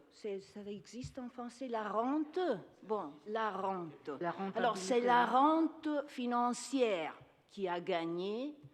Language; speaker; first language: French; non-native, fluent; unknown